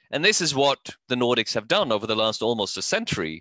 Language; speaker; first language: English; non-native, fluent; Norwegian